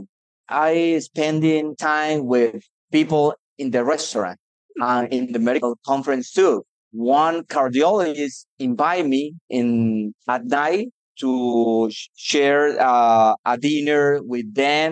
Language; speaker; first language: English; non-native, learner; Spanish